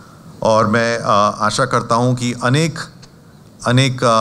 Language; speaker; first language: Hindi; native; Hindi